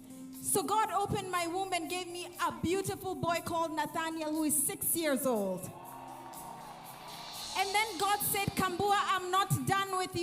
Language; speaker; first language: English; non-native, local second language; Swahili